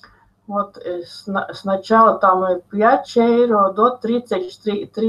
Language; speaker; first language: Russian; non-native, local second language; Latvian